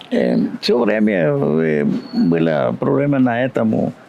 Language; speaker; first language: Russian; non-native, learner; Spanish